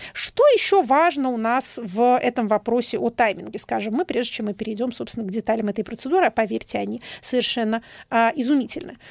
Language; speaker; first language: Russian; native; Russian